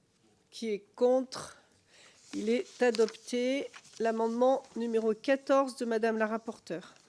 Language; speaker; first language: French; native; French